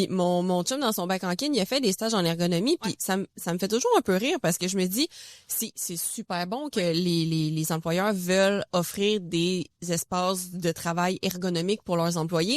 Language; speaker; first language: French; native; French